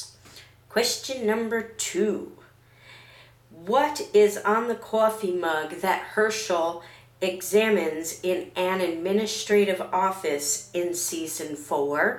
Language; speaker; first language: English; native; English